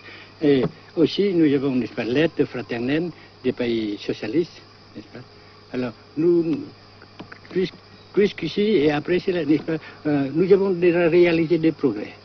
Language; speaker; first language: French; non-native, fluent; Vietnamese